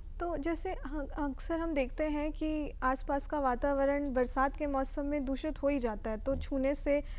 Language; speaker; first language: Hindi; native; Hindi